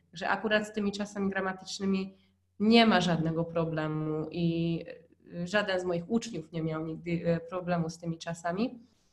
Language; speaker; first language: Polish; non-native, fluent; Hungarian